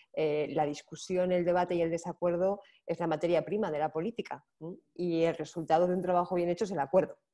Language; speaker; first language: Spanish; native; Spanish